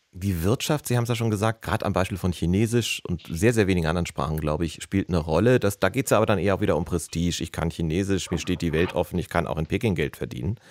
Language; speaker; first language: German; native; German